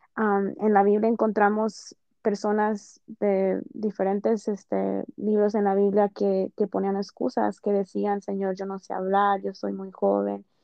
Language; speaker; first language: Spanish; early bilingual, heritage; Spanish